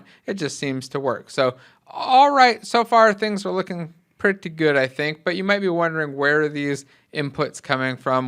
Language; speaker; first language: English; native; English